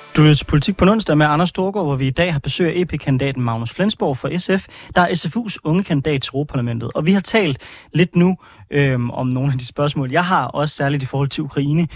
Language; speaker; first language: Danish; native; Danish